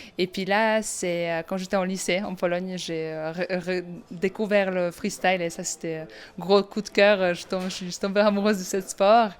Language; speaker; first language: French; non-native, fluent; Polish